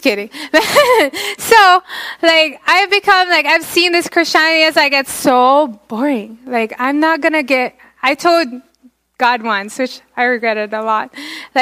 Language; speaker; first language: English; non-native, local second language; Filipino